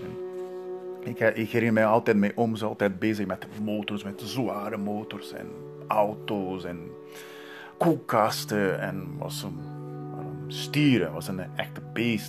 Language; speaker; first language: Dutch; non-native, learner; Portuguese